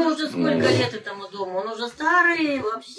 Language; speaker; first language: Russian; native; Russian